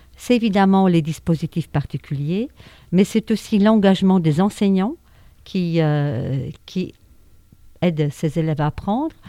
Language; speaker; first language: French; non-native, fluent; Polish